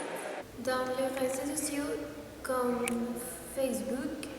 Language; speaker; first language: French; non-native, learner; Spanish